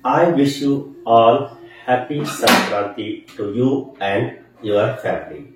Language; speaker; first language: English; non-native, local second language; Kannada